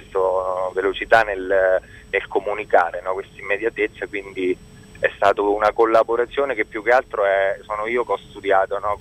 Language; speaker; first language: Italian; native; Italian